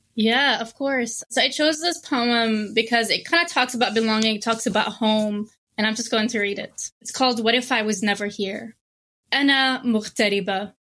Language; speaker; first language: English; non-native, fluent; Arabic